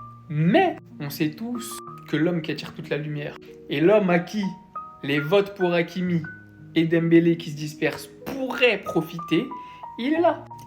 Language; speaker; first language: French; native; French